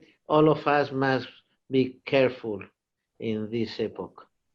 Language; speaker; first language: English; non-native, learner; Portuguese